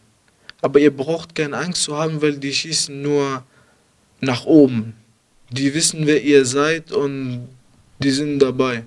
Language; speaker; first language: German; early bilingual, other home language; Arabic